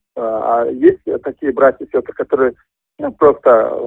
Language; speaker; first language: Russian; native; Russian